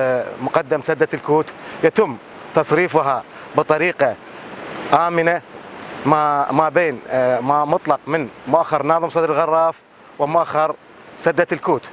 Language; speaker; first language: Arabic; native; Arabic